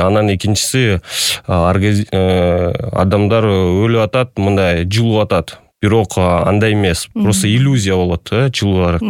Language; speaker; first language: Kyrgyz; non-native, local second language; Russian